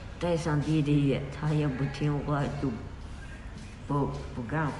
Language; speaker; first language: Chinese; non-native, local second language; Uyghur